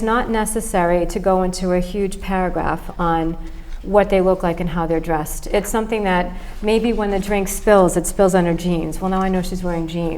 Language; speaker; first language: English; native; English